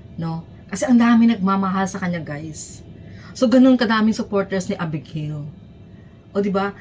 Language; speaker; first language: Filipino; native; Filipino